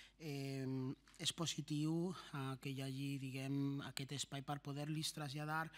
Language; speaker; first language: Catalan; non-native, local second language; Spanish